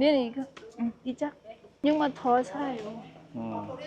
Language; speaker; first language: Korean; non-native, learner; Vietnamese